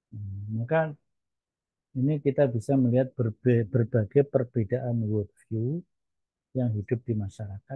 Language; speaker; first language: Indonesian; native; Indonesian